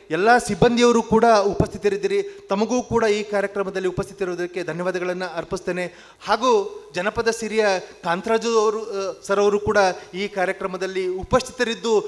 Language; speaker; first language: Kannada; non-native, local second language; Lambadi